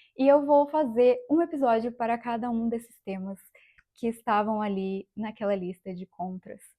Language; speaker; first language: Portuguese; native; Portuguese